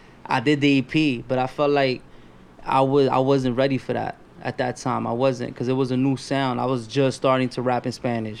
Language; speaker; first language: English; early bilingual, other home language; Spanish